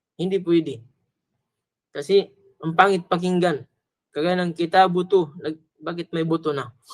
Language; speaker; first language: Filipino; native; Filipino